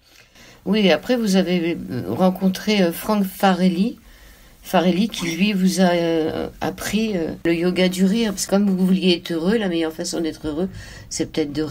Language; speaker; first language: French; native; French